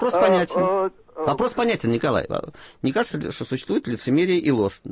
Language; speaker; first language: Russian; native; Russian